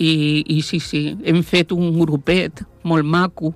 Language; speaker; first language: Catalan; non-native, local second language; Spanish